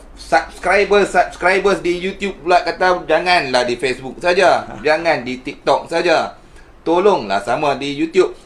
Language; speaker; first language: Malay; native; Malay